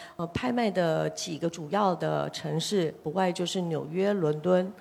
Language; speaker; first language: Chinese; native; Chinese